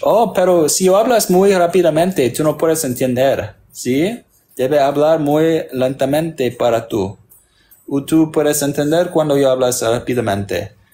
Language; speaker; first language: Spanish; non-native, learner; English